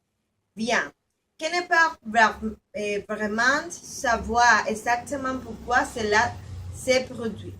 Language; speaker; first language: French; non-native, learner; Spanish